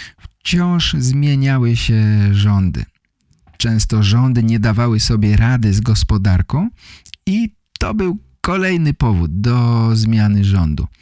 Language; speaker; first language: Polish; native; Polish